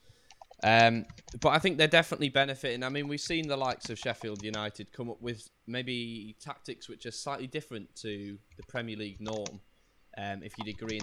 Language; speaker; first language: English; native; English